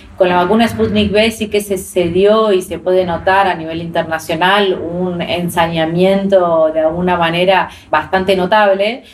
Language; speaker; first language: Spanish; native; Spanish